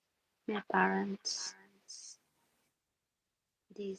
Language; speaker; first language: English; non-native, local second language; Filipino